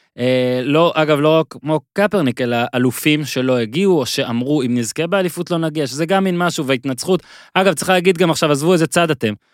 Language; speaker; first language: Hebrew; native; Hebrew